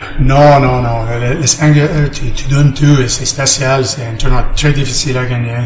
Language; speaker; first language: French; non-native, learner; English